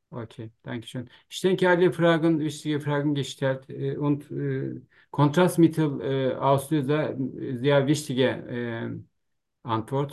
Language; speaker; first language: German; non-native, learner; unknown